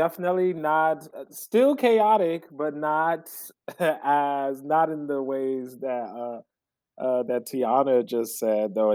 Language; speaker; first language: English; early bilingual, other home language; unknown